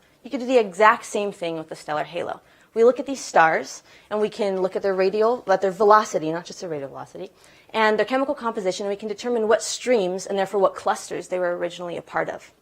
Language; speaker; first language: English; native; English